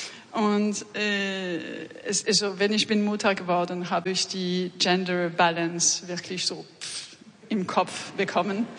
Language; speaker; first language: German; non-native, fluent; French